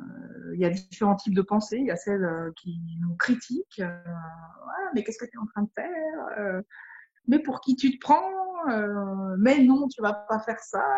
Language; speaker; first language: French; native; French